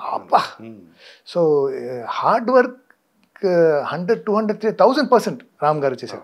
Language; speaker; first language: Telugu; non-native, fluent; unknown